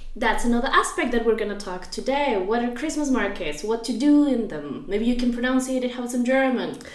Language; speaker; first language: English; non-native, fluent; Spanish